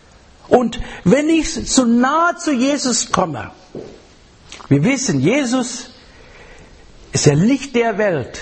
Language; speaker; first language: German; non-native, fluent; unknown